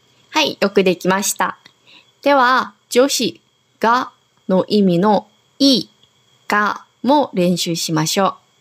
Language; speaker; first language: Japanese; non-native, fluent; Korean